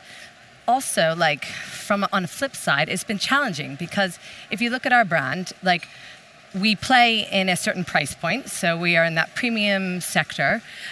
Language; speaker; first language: English; native; English